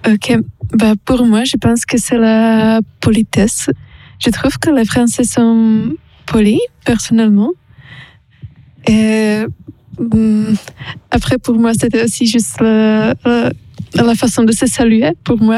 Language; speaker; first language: French; non-native, fluent; Czech